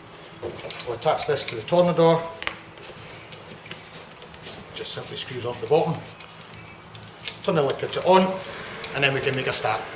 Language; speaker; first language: English; native; English